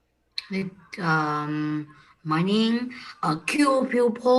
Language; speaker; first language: English; non-native, learner; Vietnamese